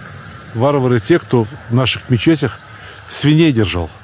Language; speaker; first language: Russian; native; Russian